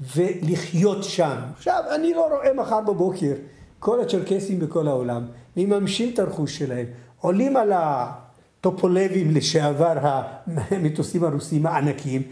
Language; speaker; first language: Hebrew; non-native, local second language; Adyghe